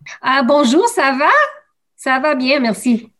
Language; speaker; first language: French; non-native, learner; English